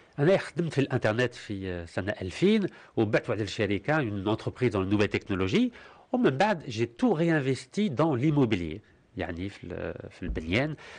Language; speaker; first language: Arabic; early bilingual, heritage; Arabic